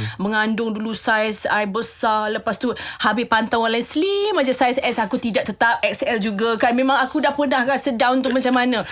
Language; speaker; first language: Malay; native; Malay